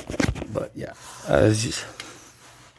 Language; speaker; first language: English; native; English